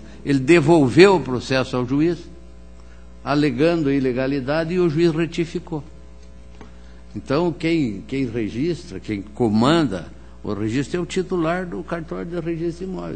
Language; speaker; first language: Portuguese; native; Portuguese